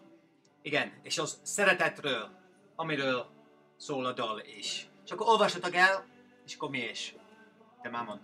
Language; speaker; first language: Hungarian; non-native, learner; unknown